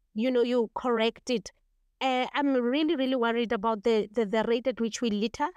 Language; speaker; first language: English; non-native, local second language; Tswana